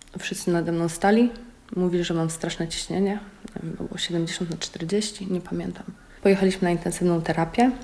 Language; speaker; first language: Polish; native; Polish